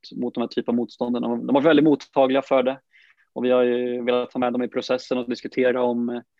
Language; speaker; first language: Swedish; native; Swedish